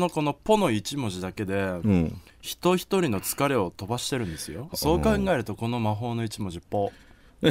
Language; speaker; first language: Japanese; native; Japanese